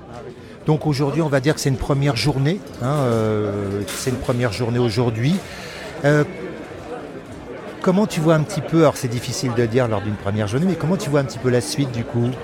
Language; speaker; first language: French; native; French